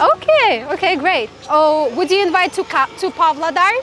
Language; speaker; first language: English; non-native, learner; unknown